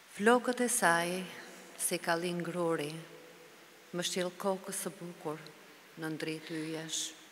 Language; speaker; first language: Italian; non-native, learner; Albanian